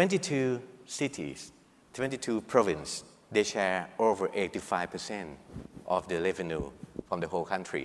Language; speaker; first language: English; non-native, fluent; Thai